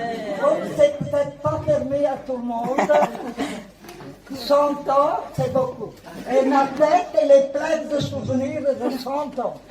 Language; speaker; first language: French; non-native, fluent; Italian